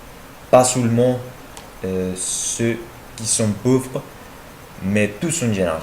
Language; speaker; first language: French; non-native, learner; Spanish